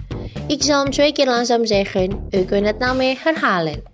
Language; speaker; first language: Dutch; non-native, learner; Indonesian